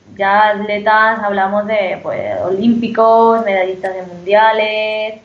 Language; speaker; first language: Spanish; native; Spanish